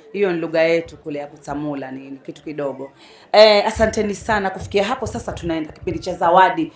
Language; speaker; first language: Swahili; non-native, local second language; Giryama